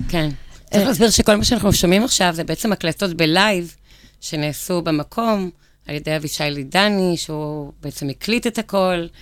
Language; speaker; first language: Hebrew; native; Hebrew